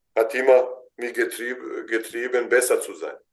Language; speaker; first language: German; non-native, fluent; Bosnian